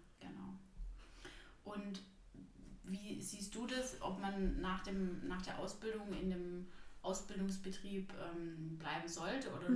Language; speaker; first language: German; native; German